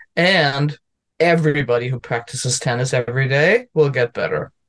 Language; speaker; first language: English; non-native, fluent; German